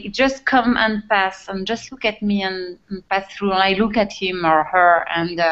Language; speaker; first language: English; non-native, fluent; French